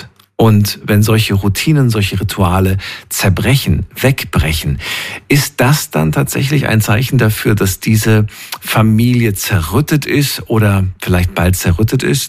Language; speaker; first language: German; native; German